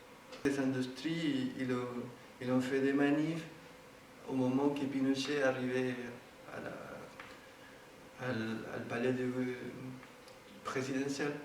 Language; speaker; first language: French; non-native, fluent; Spanish